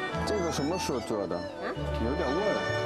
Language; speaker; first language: Chinese; non-native, fluent; Korean